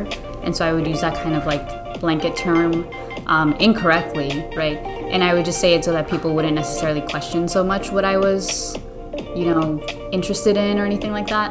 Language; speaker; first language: English; early bilingual, other home language; Spanish